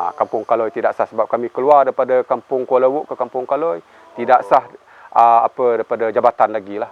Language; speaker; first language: Malay; non-native, local second language; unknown